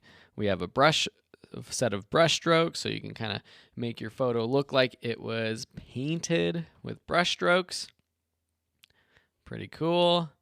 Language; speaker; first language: English; native; English